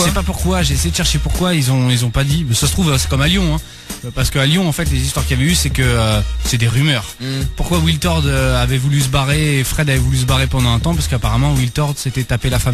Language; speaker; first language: French; native; French